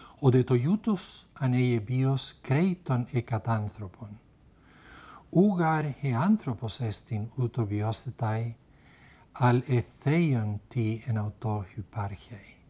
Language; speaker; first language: Greek; non-native, fluent; Spanish